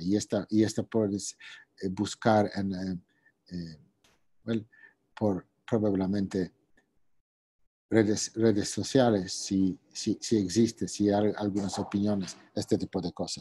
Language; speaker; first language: Spanish; non-native, fluent; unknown